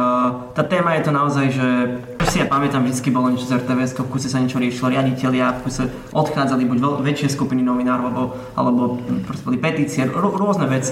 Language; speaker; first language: Slovak; native; Slovak